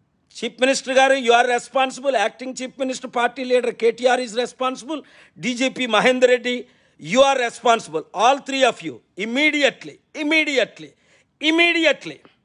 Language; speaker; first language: English; non-native, local second language; Telugu